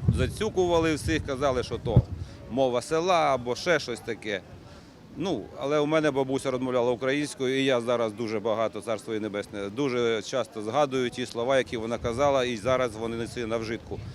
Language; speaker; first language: Ukrainian; non-native, local second language; Russian